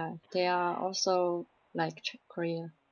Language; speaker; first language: English; non-native, learner; Chinese